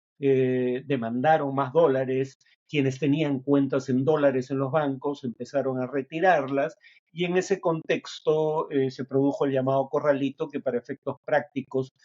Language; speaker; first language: Spanish; native; Spanish